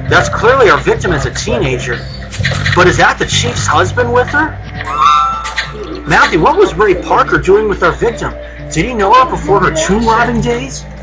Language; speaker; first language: English; native; English